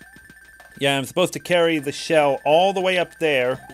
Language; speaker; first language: English; native; English